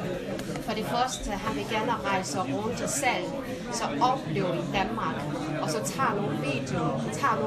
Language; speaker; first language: Danish; non-native, fluent; Chinese